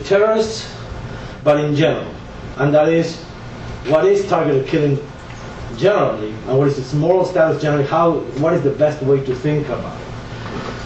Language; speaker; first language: English; non-native, fluent; Spanish